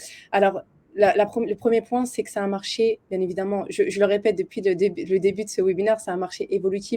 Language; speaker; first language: French; native; French